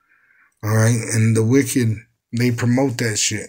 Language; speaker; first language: English; native; English